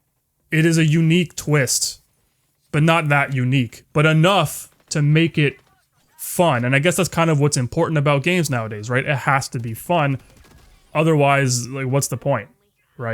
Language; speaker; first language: English; native; English